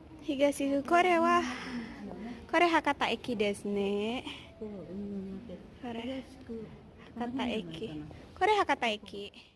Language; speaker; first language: Japanese; non-native, learner; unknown